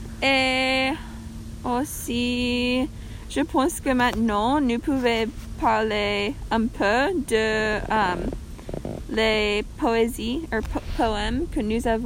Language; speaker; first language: French; non-native, learner; English